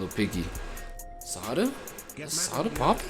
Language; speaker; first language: English; native; English